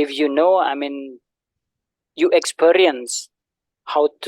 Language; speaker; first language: English; non-native, learner; Indonesian